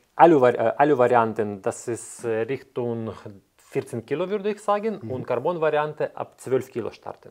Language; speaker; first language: German; non-native, fluent; Ukrainian